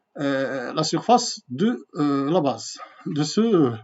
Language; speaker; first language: French; non-native, local second language; Arabic